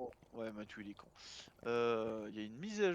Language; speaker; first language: French; native; French